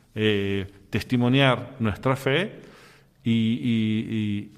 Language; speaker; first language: Spanish; native; Spanish